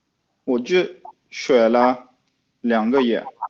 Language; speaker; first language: Chinese; non-native, learner; Swedish